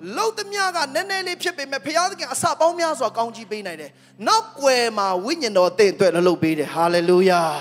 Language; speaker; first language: Burmese; non-native, local second language; Tedim Chin